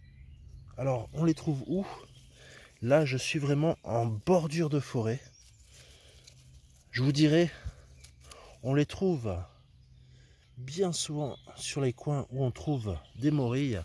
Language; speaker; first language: French; native; French